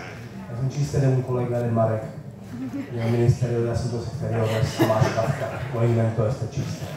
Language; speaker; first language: Spanish; non-native, fluent; Czech